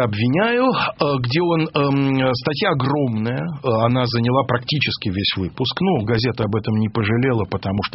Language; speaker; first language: Russian; native; Russian